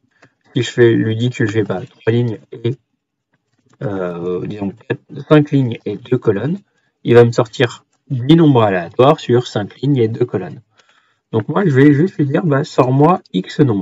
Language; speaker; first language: French; native; French